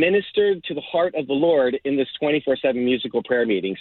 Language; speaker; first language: English; native; English